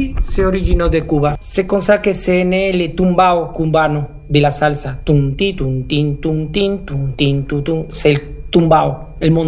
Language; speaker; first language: French; non-native, learner; Spanish